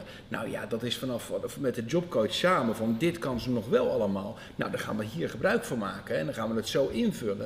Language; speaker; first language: Dutch; native; Dutch